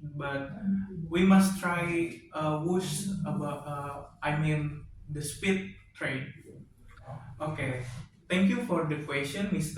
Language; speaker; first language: English; non-native, learner; Indonesian